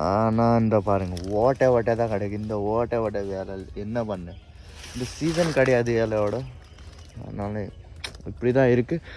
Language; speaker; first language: Tamil; non-native, learner; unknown